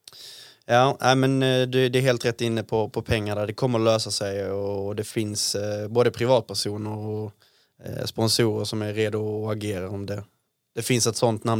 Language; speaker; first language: Swedish; native; Swedish